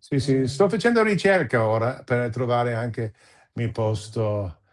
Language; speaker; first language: Italian; non-native, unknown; English